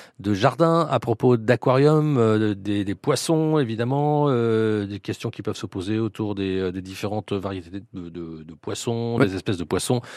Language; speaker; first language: French; native; French